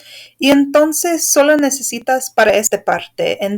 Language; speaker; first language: Spanish; non-native, fluent; English